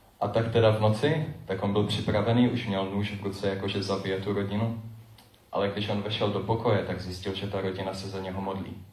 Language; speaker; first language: Czech; native; Czech